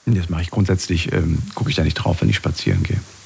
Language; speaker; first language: German; native; German